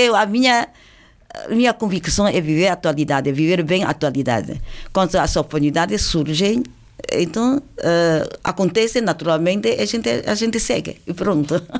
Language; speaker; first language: Portuguese; non-native, fluent; Chinese